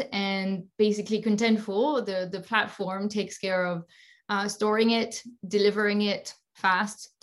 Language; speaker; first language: English; non-native, fluent; French